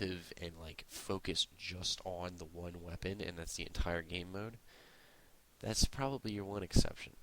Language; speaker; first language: English; native; English